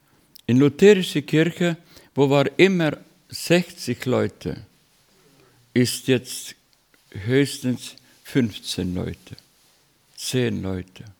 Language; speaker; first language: German; non-native, learner; Estonian